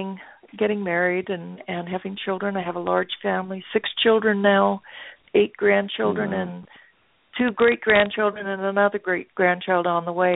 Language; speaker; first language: English; native; English